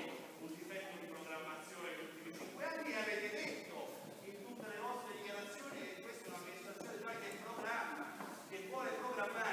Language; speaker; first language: Italian; native; Italian